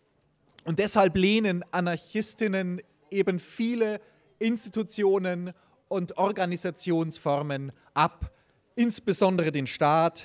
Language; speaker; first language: German; native; German